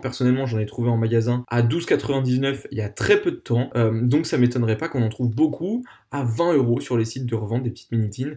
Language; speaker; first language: French; native; French